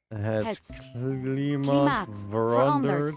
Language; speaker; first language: Dutch; non-native, learner; English